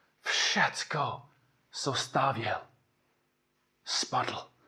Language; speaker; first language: Czech; non-native, fluent; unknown